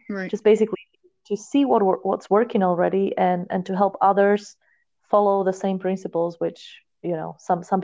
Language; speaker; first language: English; non-native, fluent; Slovak